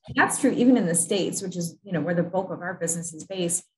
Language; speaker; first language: English; native; English